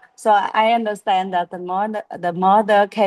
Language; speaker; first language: English; non-native, learner; Vietnamese